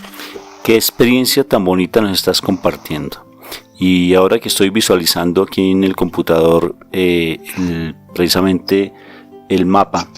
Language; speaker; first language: Spanish; native; Spanish